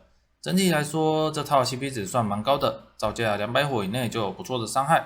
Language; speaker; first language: Chinese; native; Chinese